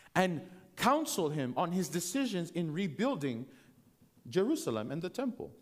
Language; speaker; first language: English; native; English